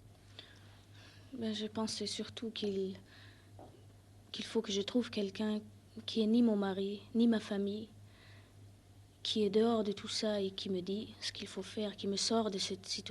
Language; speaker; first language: French; non-native, fluent; German